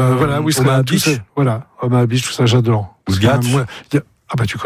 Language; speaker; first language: French; native; French